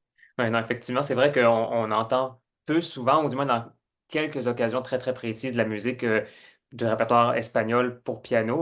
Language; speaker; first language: French; native; French